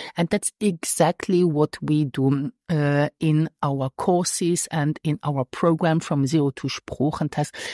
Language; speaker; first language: English; non-native, fluent; Luxembourgish